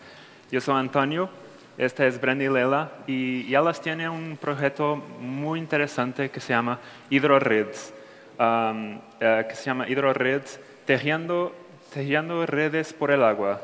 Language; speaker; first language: Spanish; non-native, fluent; Portuguese